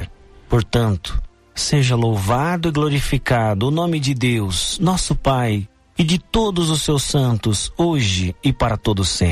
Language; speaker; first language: Portuguese; native; Portuguese